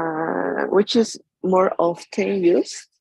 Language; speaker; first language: English; non-native, learner; Spanish